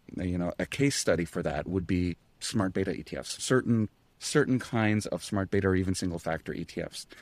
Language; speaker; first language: English; native; English